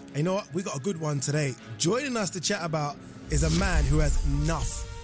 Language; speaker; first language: English; non-native, local second language; Yoruba